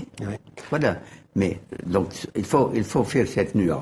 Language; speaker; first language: French; non-native, fluent; Arabic